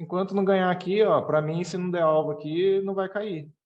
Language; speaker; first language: Portuguese; native; Portuguese